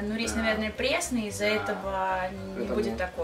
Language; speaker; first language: Russian; native; Russian